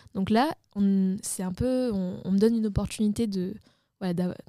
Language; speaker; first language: French; native; French